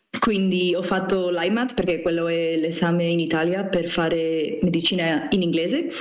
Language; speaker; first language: Italian; non-native, learner; Spanish